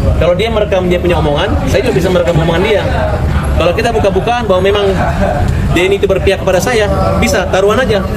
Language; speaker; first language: Indonesian; native; Indonesian